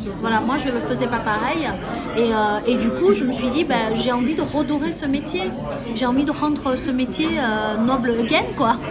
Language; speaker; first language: French; early bilingual, other home language; Chinese